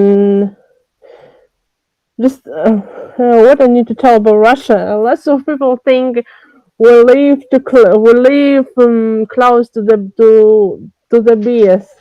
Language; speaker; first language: English; non-native, learner; French